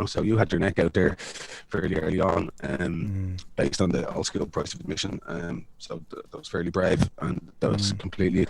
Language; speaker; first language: English; native; English